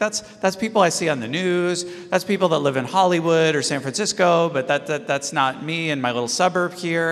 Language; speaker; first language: English; native; English